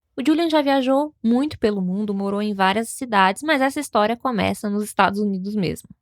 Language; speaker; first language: Portuguese; native; Portuguese